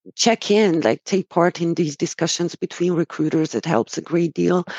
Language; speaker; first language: English; non-native, fluent; Romanian